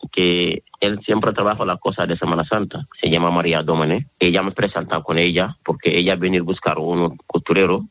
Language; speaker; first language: Spanish; non-native, learner; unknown